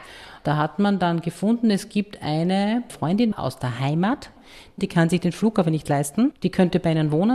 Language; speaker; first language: German; native; German